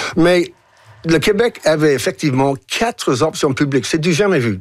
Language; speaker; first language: French; non-native, local second language; English